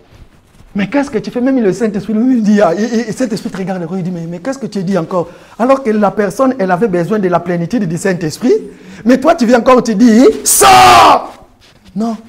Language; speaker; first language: French; non-native, local second language; Lingala